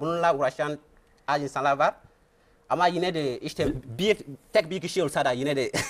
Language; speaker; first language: Turkish; non-native, fluent; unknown